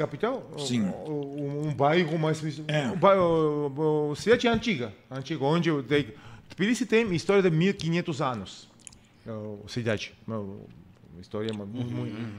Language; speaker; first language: Portuguese; non-native, learner; Georgian